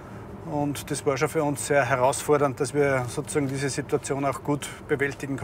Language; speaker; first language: German; native; German